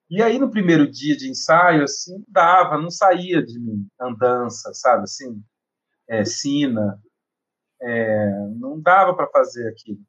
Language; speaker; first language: Portuguese; native; Portuguese